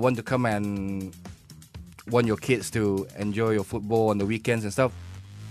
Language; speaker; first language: English; non-native, local second language; Malay